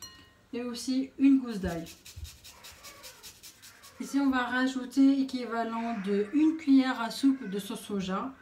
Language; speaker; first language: French; native; French